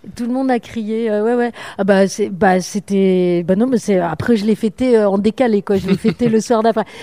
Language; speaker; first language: French; native; French